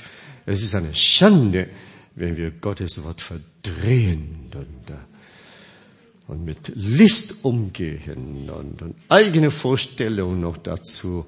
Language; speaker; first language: German; non-native, fluent; Korean